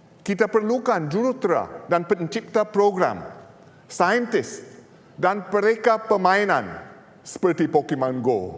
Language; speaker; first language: Malay; non-native, local second language; English